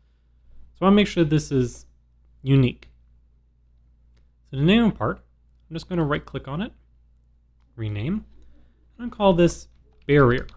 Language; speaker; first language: English; native; English